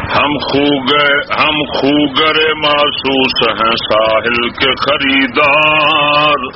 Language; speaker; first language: Urdu; native; Urdu